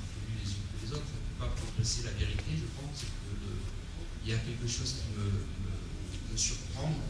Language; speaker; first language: French; native; French